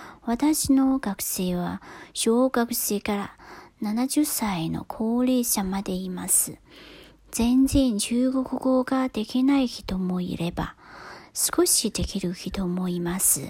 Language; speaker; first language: Japanese; non-native, fluent; Chinese